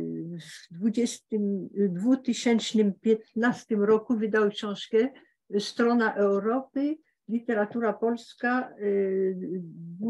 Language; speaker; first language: Polish; early bilingual, heritage; Polish